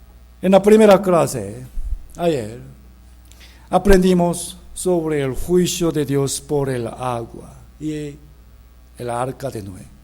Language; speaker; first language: Spanish; non-native, fluent; Korean